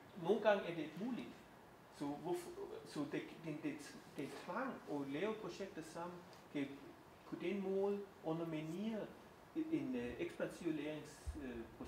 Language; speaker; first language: Danish; non-native, fluent; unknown